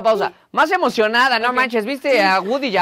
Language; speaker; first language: Spanish; native; Spanish